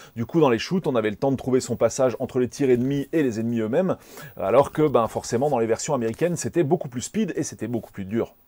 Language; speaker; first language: French; native; French